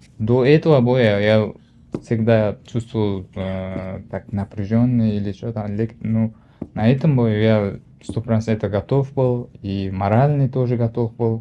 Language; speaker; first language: Russian; non-native, learner; Uzbek